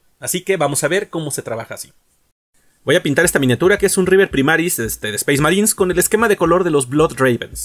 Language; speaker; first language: Spanish; native; Spanish